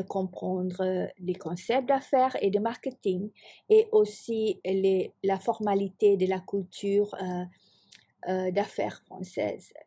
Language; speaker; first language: French; non-native, fluent; Malay